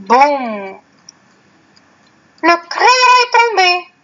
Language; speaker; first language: French; non-native, fluent; Arabic